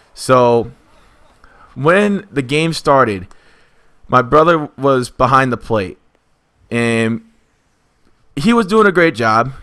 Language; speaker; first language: English; native; English